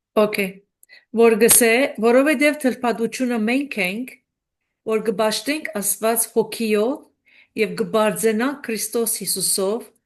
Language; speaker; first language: Armenian; native; Armenian